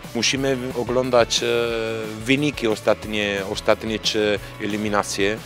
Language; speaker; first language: Polish; non-native, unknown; Italian